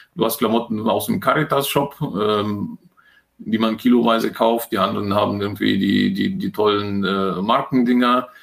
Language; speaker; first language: German; early bilingual, other home language; Russian